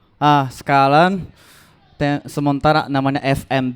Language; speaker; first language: Indonesian; non-native, learner; Japanese